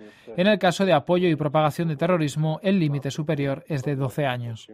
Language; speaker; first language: Spanish; native; Spanish